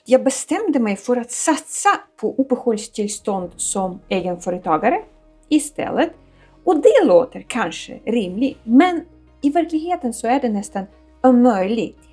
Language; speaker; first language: Swedish; non-native, fluent; Ukrainian